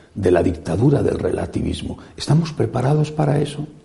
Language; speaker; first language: Spanish; native; Spanish